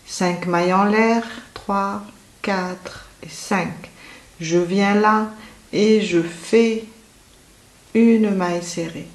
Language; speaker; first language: French; native; French